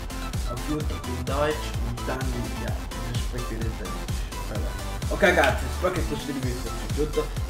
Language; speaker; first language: German; non-native, learner; Italian